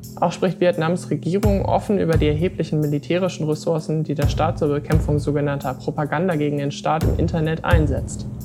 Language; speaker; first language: German; native; German